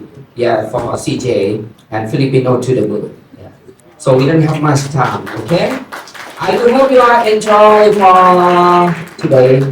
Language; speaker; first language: English; non-native, learner; Thai